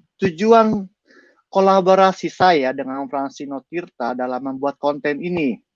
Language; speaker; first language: Indonesian; native; Indonesian